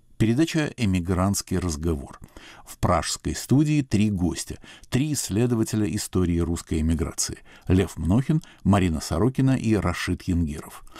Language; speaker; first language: Russian; native; Russian